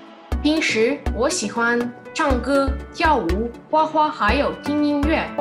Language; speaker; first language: Chinese; non-native, learner; Slovenian